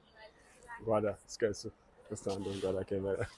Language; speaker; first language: Italian; non-native, learner; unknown